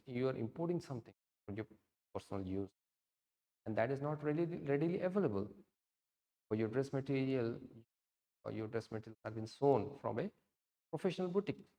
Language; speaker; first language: English; non-native, local second language; Odia